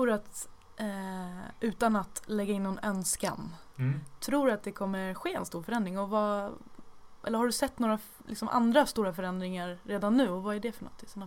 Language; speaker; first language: Swedish; native; Swedish